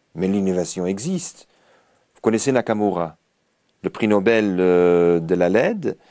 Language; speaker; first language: French; native; French